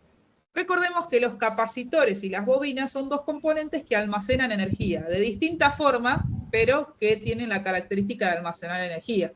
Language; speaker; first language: Spanish; native; Spanish